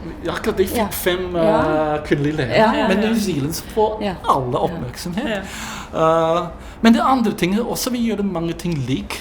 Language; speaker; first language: Norwegian; non-native, fluent; English